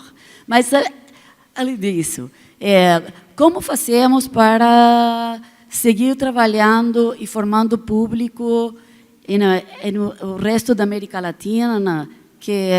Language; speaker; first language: Portuguese; non-native, fluent; Spanish